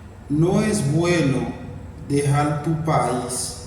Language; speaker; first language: Spanish; non-native, fluent; Haitian Creole